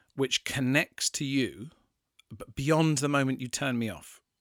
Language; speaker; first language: English; native; English